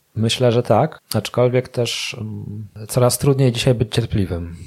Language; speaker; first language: Polish; native; Polish